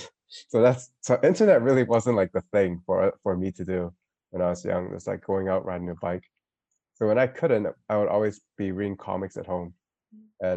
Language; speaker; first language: English; non-native, local second language; Cantonese